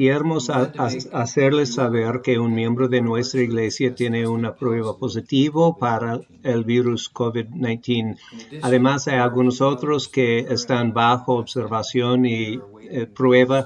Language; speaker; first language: Spanish; non-native, fluent; English